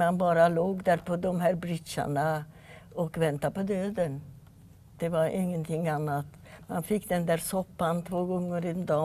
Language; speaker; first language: Swedish; non-native, fluent; Yiddish